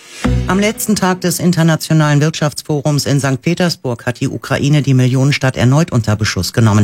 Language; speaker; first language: German; native; German